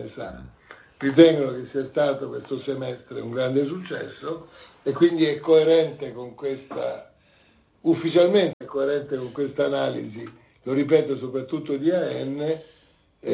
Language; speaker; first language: Italian; native; Italian